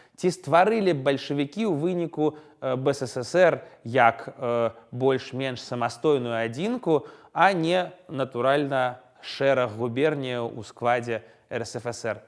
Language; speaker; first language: Belarusian; non-native, local second language; Russian